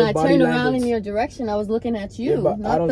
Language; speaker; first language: English; native; English